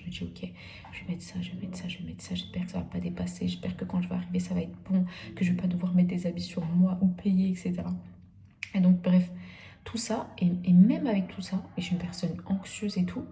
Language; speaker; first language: French; native; French